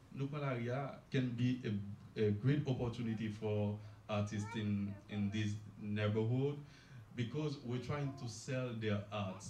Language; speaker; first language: English; non-native, learner; Haitian Creole